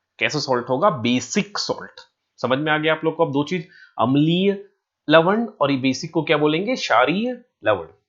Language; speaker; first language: Hindi; native; Hindi